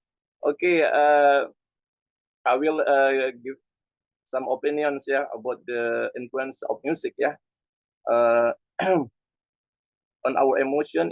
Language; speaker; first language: English; non-native, learner; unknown